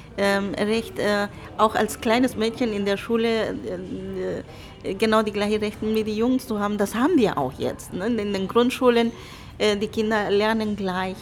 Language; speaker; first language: German; non-native, fluent; Spanish